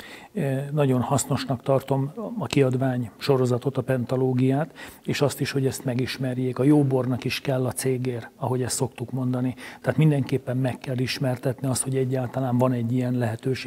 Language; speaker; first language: Hungarian; native; Hungarian